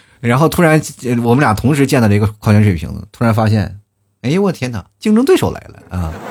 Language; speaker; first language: Chinese; native; Chinese